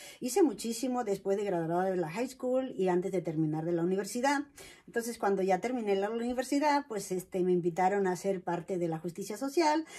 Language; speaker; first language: Spanish; non-native, local second language; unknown